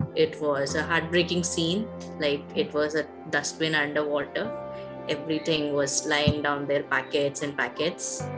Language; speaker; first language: English; non-native, local second language; Hindi